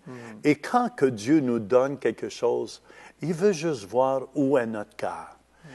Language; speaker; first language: French; native; French